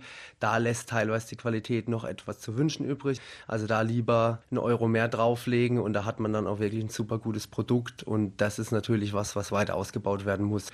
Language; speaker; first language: German; native; German